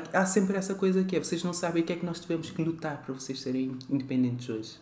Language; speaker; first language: Portuguese; non-native, local second language; Kabuverdianu